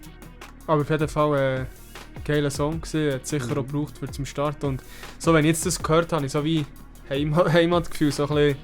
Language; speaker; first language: German; native; German